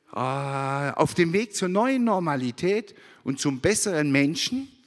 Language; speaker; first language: German; native; German